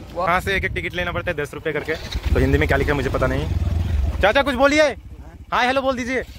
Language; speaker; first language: Hindi; non-native, local second language; Bangla